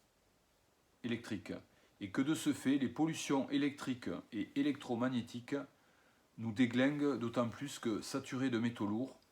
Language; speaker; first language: French; native; French